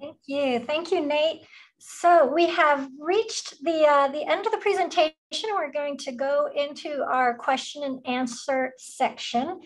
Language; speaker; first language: English; native; English